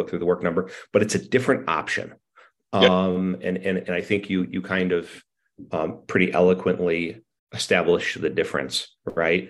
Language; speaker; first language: English; native; English